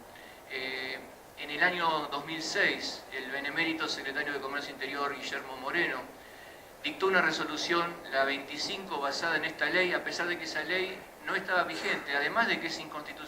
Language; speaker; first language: Spanish; native; Spanish